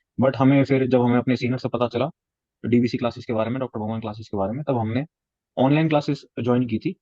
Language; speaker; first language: Hindi; native; Hindi